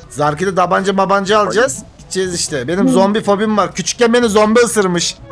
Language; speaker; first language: Turkish; native; Turkish